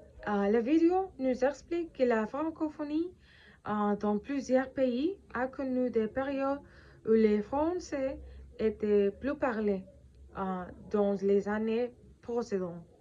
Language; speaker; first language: French; non-native, fluent; Spanish